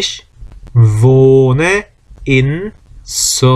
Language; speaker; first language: German; non-native, fluent; Korean